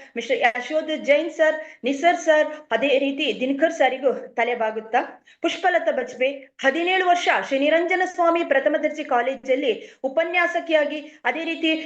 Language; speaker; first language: Kannada; native; Kannada